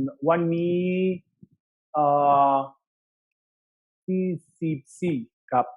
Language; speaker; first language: Thai; non-native, learner; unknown